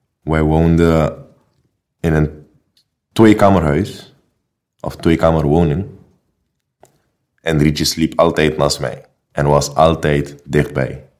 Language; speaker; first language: Dutch; non-native, local second language; Papiamento